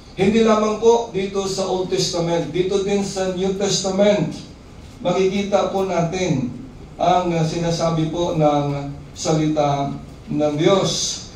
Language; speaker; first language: Filipino; non-native, local second language; Hiligaynon